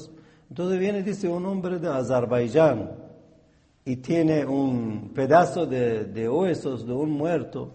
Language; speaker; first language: Spanish; non-native, fluent; Persian